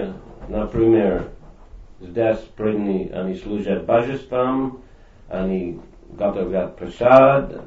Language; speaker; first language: Russian; non-native, fluent; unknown